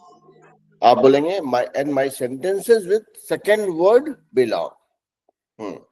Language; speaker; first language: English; non-native, local second language; Hindi